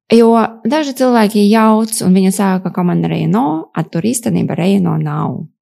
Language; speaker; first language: Latvian; non-native, local second language; Russian